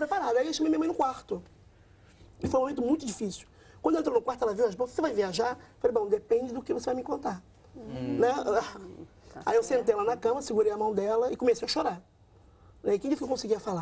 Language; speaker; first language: Portuguese; native; Portuguese